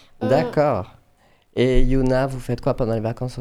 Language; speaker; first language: French; native; French